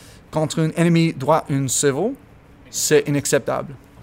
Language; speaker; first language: French; non-native, learner; English